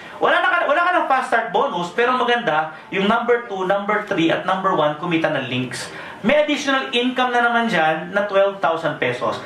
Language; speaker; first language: Filipino; native; Filipino